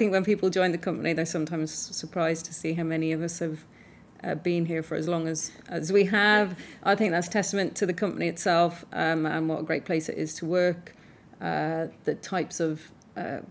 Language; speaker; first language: English; native; English